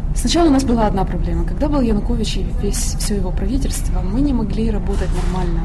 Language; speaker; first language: Russian; non-native, local second language; Ukrainian